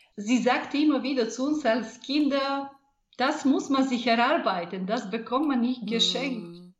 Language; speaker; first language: German; non-native, fluent; Bulgarian